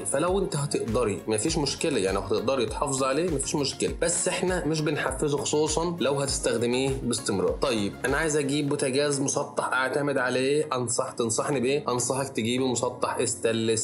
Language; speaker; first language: Arabic; native; Arabic